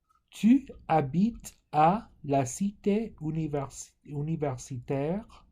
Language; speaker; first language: French; non-native, fluent; English